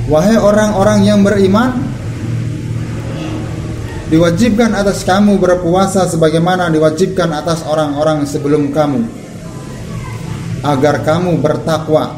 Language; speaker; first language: Indonesian; native; Indonesian